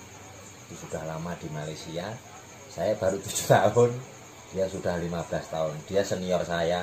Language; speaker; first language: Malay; non-native, local second language; Javanese